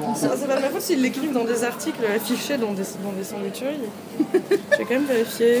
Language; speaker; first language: French; native; French